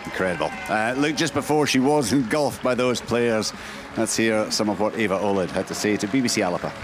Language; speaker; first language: English; native; English